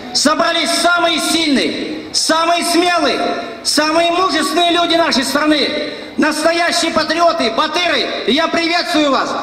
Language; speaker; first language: Russian; non-native, local second language; Kazakh